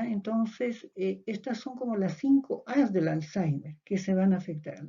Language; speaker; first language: Spanish; native; Spanish